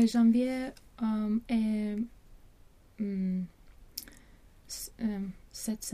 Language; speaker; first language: French; non-native, learner; Latvian